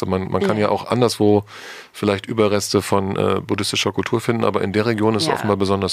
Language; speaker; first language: German; native; German